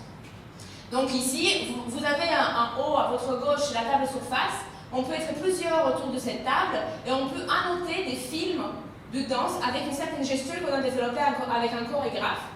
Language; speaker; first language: French; non-native, fluent; Romanian